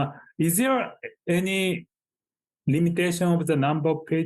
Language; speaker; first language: English; non-native, fluent; Japanese